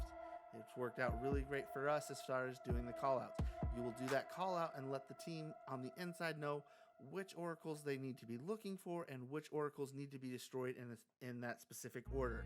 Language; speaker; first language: English; native; English